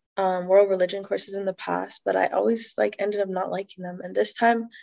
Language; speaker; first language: English; native; English